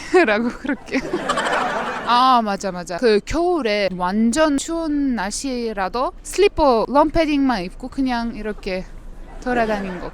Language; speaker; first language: Korean; non-native, fluent; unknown